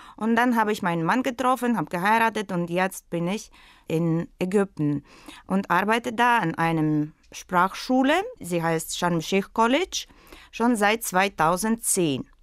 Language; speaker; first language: German; non-native, fluent; Russian